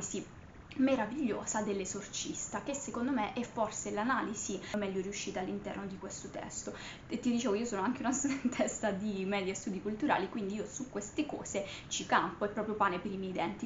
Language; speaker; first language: Italian; native; Italian